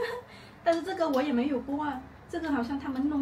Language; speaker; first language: Chinese; non-native, fluent; Vietnamese